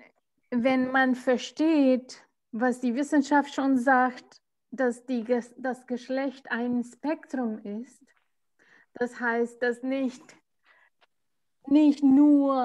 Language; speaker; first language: German; non-native, fluent; Spanish